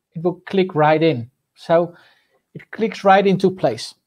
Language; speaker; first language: English; non-native, fluent; Dutch